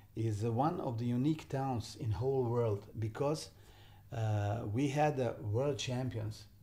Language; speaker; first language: English; non-native, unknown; Serbian